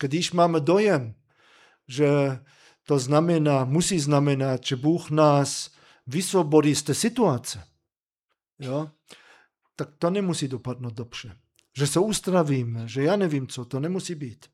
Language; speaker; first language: Czech; non-native, fluent; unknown